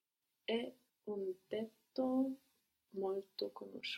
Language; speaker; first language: Italian; non-native, learner; English